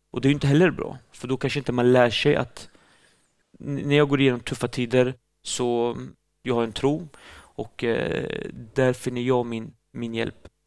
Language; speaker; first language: Swedish; early bilingual, other home language; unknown